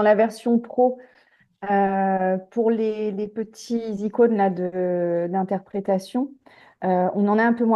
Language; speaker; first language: French; native; French